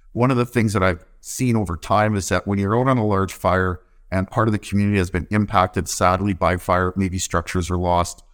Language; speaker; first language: English; native; English